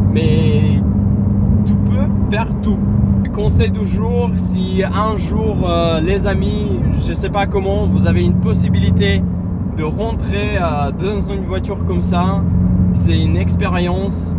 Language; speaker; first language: French; non-native, fluent; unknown